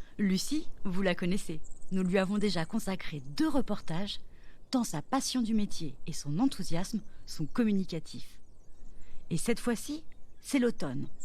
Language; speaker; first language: French; native; French